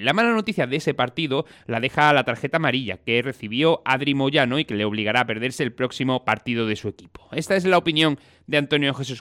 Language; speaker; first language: Spanish; native; Spanish